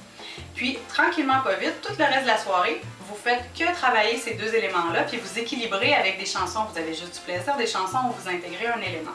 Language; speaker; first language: French; native; French